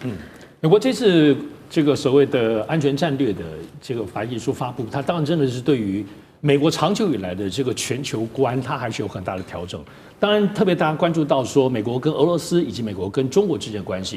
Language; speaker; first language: Chinese; native; Chinese